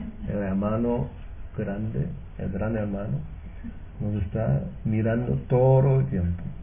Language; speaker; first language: Spanish; native; Spanish